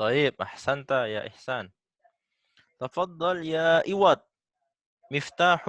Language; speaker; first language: Arabic; non-native, fluent; Indonesian